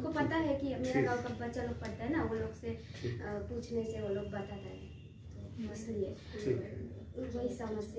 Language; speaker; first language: Hindi; non-native, local second language; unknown